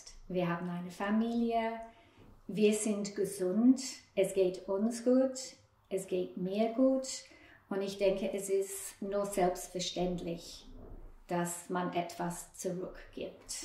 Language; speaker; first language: German; non-native, fluent; English